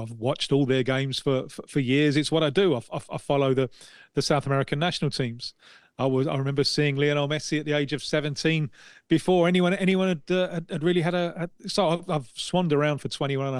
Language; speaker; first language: English; native; English